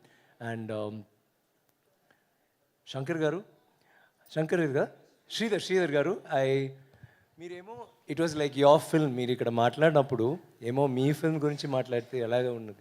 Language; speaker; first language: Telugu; non-native, learner; Tamil